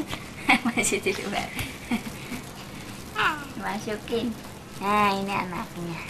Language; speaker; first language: Indonesian; native; Indonesian